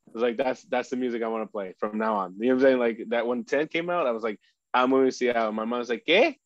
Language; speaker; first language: English; early bilingual, other home language; Spanish